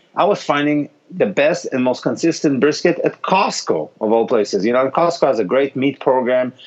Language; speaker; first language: English; non-native, fluent; Hebrew